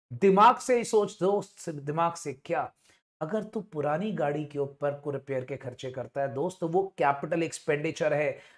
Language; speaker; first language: Hindi; non-native, local second language; Punjabi